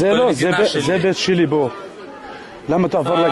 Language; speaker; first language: Hebrew; non-native, learner; Arabic